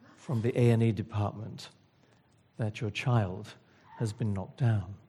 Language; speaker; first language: English; native; English